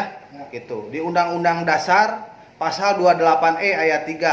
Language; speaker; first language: Indonesian; native; Indonesian